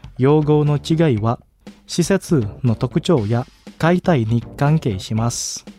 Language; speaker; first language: Japanese; non-native, fluent; Indonesian